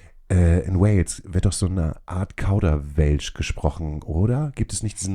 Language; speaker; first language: German; native; German